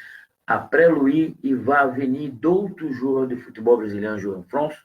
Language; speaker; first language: French; non-native, fluent; Portuguese